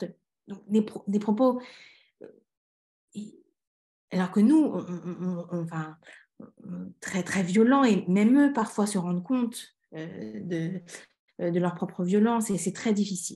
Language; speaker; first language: French; native; French